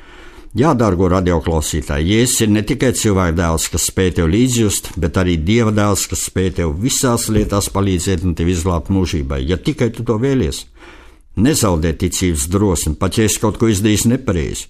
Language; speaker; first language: Latvian; native; Latvian